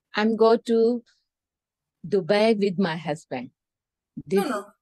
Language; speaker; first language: English; non-native, local second language; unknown